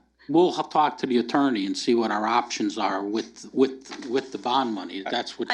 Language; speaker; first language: English; native; English